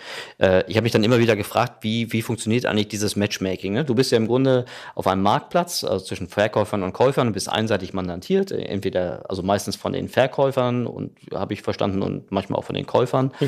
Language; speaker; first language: German; native; German